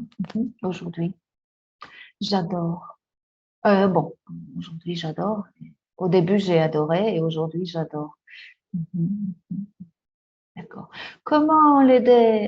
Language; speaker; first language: French; non-native, fluent; Spanish